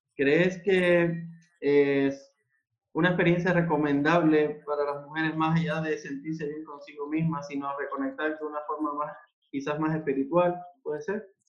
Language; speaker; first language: Spanish; native; Spanish